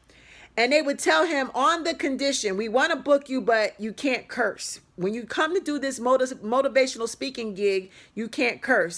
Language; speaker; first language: English; native; English